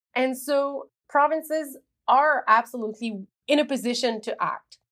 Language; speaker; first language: English; native; English